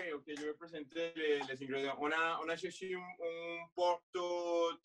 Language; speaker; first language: French; non-native, fluent; Spanish